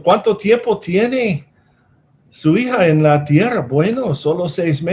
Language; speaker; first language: Spanish; non-native, fluent; English